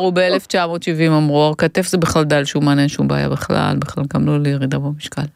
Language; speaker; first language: Hebrew; native; Hebrew